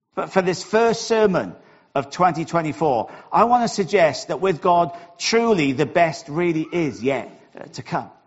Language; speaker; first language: English; native; English